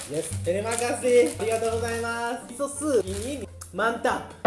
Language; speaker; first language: Malay; non-native, learner; Japanese